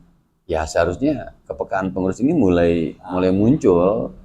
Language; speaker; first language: Indonesian; non-native, local second language; Sundanese